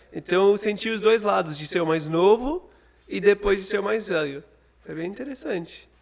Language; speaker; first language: Portuguese; non-native, fluent; English